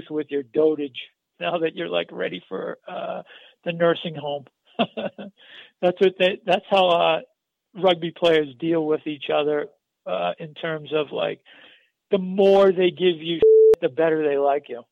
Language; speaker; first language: English; native; English